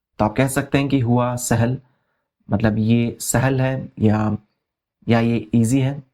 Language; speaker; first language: Urdu; native; Urdu